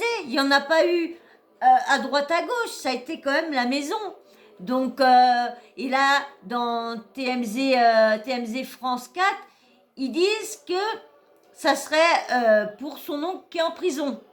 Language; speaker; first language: French; native; French